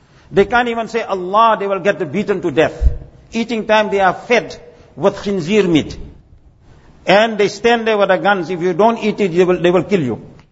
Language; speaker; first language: English; native; English